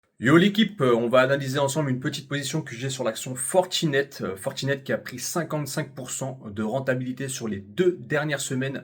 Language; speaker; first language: French; native; French